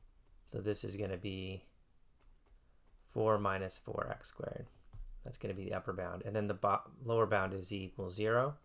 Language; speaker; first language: English; native; English